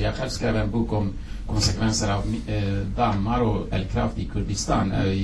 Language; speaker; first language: Swedish; non-native, fluent; Kurdish